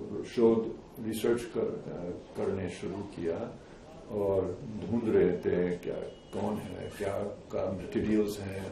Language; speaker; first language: Hindi; non-native, fluent; English